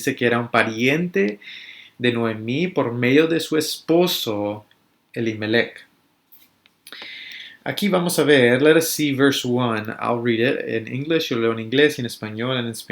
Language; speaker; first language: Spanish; early bilingual, other home language; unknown